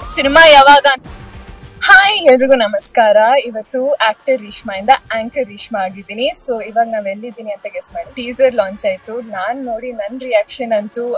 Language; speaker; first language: Kannada; non-native, local second language; Kodava